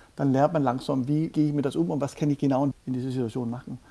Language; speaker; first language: German; non-native, fluent; Danish